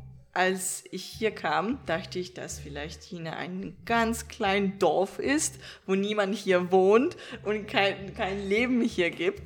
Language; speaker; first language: German; non-native, fluent; Danish